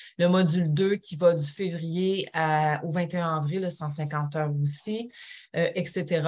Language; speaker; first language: French; native; French